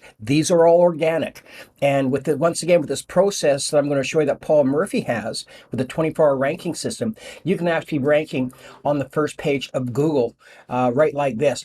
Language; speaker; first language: English; native; English